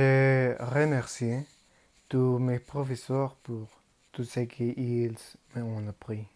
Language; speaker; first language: French; non-native, learner; Spanish